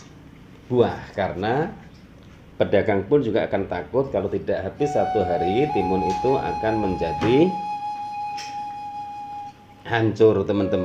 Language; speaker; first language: Indonesian; native; Indonesian